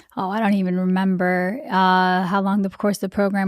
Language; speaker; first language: English; early bilingual, other home language; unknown